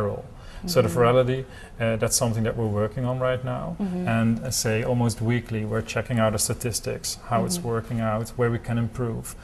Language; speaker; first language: English; non-native, fluent; Dutch